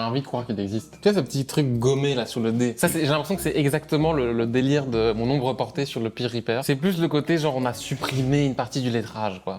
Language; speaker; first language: French; native; French